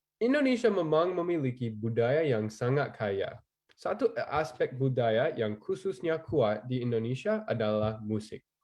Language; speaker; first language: Indonesian; non-native, fluent; English